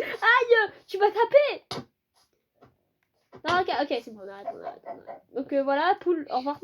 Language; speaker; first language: French; native; French